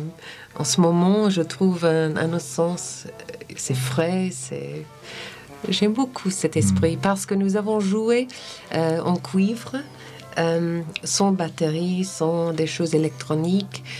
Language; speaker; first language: French; non-native, learner; English